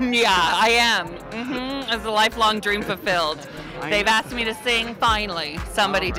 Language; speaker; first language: English; native; English